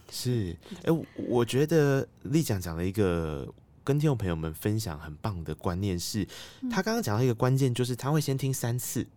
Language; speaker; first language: Chinese; native; Chinese